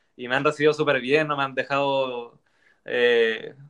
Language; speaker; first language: Spanish; native; Spanish